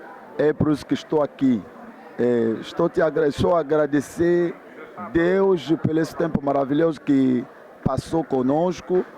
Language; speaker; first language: Portuguese; non-native, fluent; Lingala